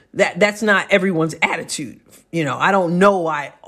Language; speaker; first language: English; native; English